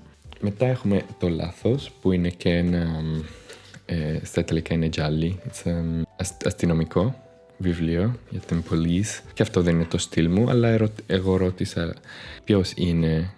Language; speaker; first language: Greek; non-native, fluent; Spanish